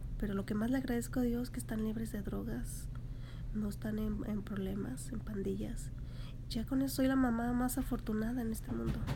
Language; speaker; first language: Spanish; native; Spanish